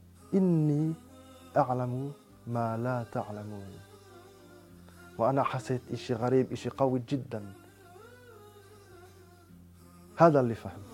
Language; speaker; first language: Arabic; non-native, fluent; French